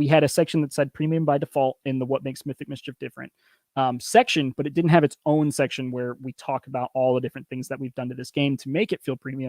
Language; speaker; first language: English; native; English